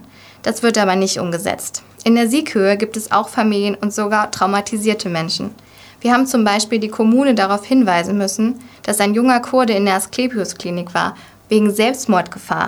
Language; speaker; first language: German; native; German